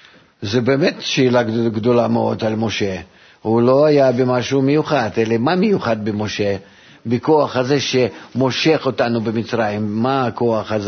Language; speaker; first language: Hebrew; non-native, fluent; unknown